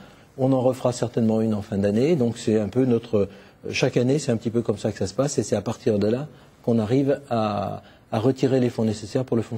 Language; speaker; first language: French; native; French